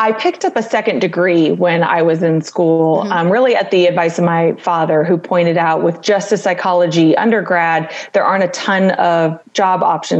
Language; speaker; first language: English; native; English